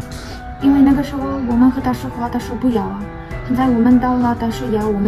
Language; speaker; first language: Chinese; non-native, learner; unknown